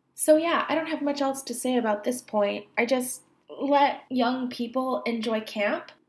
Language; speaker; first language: English; native; English